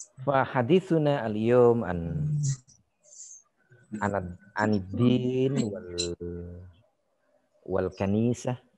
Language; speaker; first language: Arabic; non-native, fluent; Indonesian